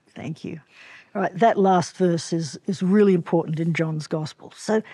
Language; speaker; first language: English; native; English